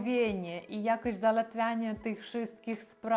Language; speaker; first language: Polish; non-native, learner; Russian